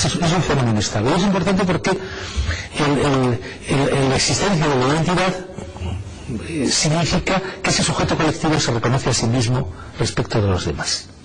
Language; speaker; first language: Spanish; native; Spanish